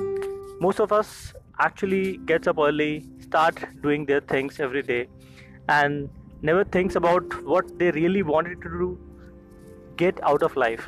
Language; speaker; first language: English; non-native, local second language; Hindi